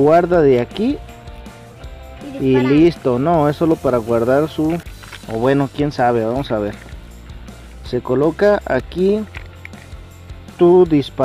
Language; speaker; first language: Spanish; native; Spanish